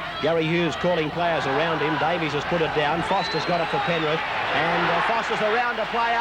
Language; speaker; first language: English; native; English